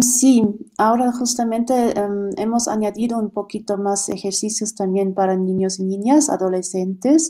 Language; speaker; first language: Spanish; non-native, fluent; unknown